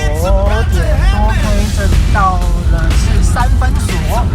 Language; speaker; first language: Chinese; native; Chinese